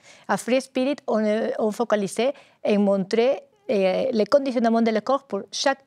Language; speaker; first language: French; non-native, learner; Spanish